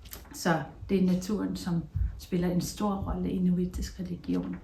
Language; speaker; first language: Danish; non-native, local second language; Kalaallisut